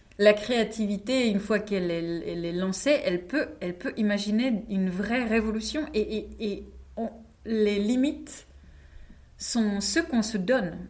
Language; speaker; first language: French; non-native, fluent; Czech